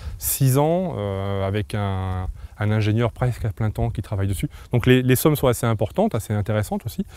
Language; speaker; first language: French; native; French